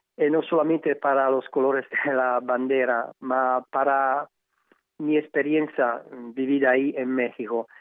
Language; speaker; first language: Spanish; non-native, learner; Italian